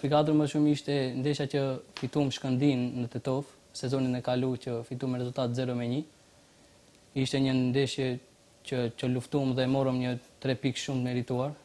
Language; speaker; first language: Albanian; native; Albanian